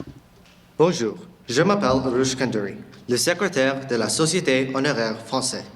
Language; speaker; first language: French; non-native, learner; English